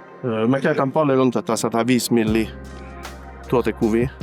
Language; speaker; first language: Finnish; non-native, fluent; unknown